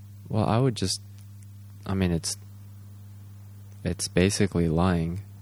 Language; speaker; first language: English; native; English